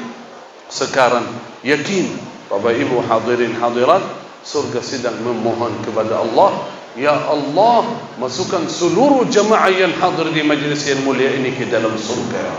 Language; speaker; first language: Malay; non-native, fluent; Arabic